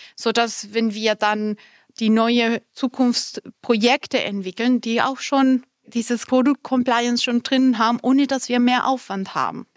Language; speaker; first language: German; non-native, fluent; Spanish